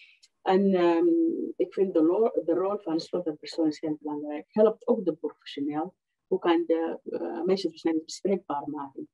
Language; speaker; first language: Dutch; non-native, fluent; Arabic